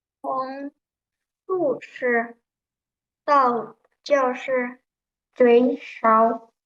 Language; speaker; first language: Chinese; non-native, learner; Indonesian